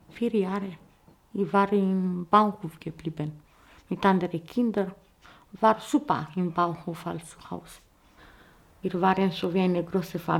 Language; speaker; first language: German; non-native, learner; Romanian